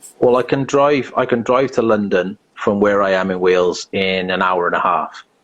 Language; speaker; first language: English; native; English